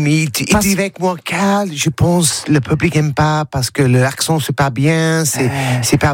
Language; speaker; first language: French; non-native, learner; English